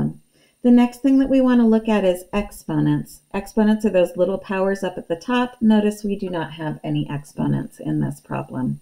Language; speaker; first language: English; native; English